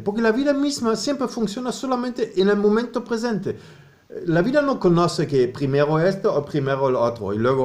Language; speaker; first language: Spanish; non-native, fluent; German